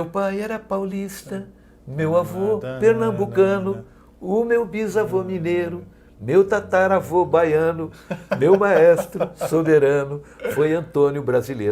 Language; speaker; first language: Portuguese; native; Portuguese